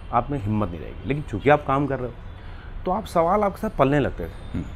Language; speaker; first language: Hindi; native; Hindi